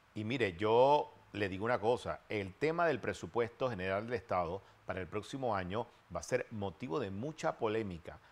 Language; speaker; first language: Spanish; native; Spanish